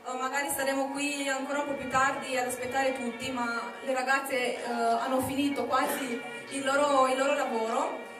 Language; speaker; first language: Italian; non-native, fluent; Romanian